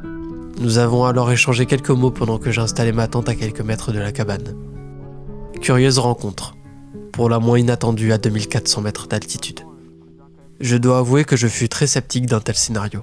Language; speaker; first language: French; native; French